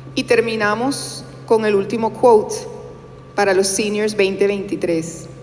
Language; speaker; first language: Spanish; native; Spanish